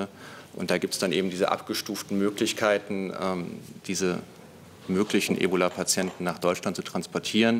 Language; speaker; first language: German; native; German